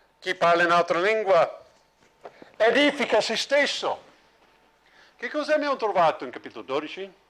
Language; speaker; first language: Italian; non-native, fluent; English